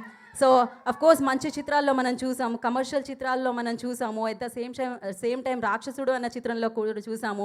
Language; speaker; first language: Telugu; native; Telugu